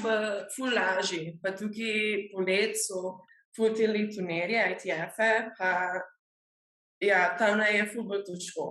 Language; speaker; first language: Slovenian; early bilingual, heritage; Slovenian